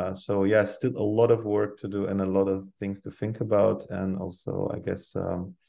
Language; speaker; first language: English; non-native, fluent; Polish